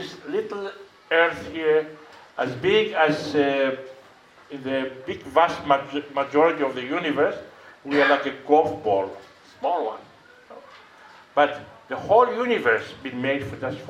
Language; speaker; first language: English; non-native, fluent; Greek